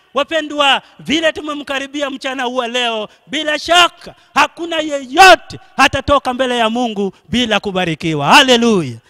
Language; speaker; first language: Swahili; non-native, local second language; Luo (Kenya and Tanzania)